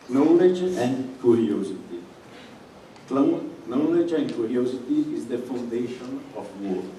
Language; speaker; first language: English; non-native, fluent; Italian